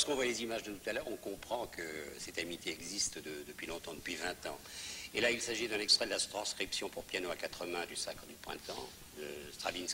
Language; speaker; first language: French; native; French